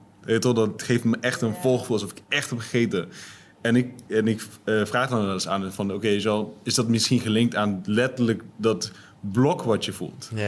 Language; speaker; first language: Dutch; native; Dutch